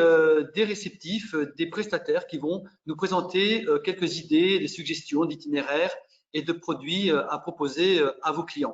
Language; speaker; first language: French; native; French